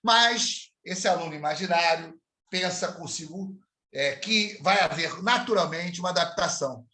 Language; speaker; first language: Portuguese; native; Portuguese